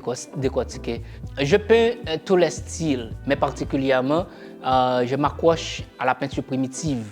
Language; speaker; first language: French; non-native, local second language; Haitian Creole